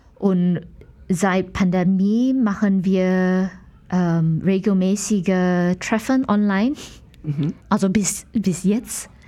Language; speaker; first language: German; non-native, fluent; Chinese